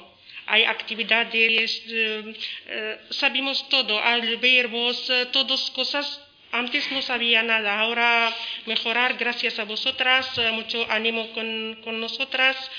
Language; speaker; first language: Spanish; non-native, learner; Arabic